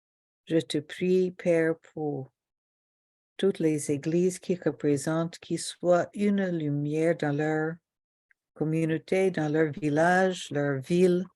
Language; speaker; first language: French; non-native, local second language; Haitian Creole